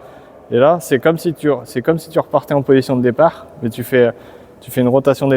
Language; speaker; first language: French; native; French